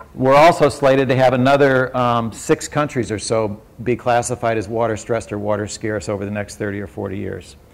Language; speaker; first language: English; native; English